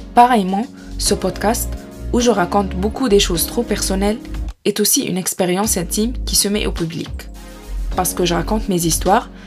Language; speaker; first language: French; non-native, fluent; Arabic